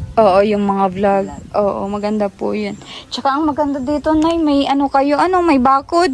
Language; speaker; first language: Filipino; native; Filipino